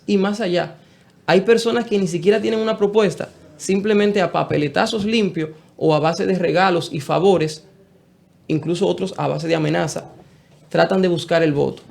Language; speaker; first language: Spanish; native; Spanish